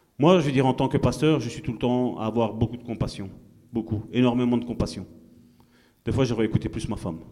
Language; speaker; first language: French; non-native, fluent; Italian